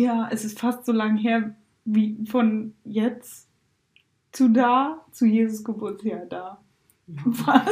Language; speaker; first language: German; native; German